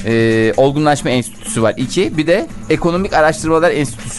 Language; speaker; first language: Turkish; native; Turkish